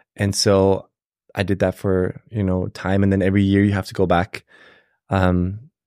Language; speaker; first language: English; non-native, fluent; German